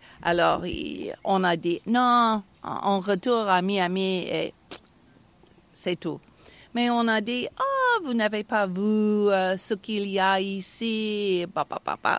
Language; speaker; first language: French; non-native, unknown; English